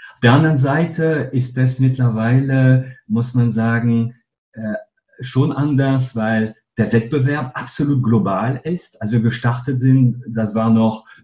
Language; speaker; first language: German; non-native, fluent; French